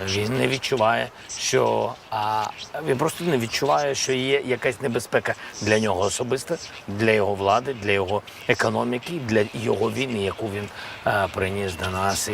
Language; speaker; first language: Ukrainian; non-native, local second language; Russian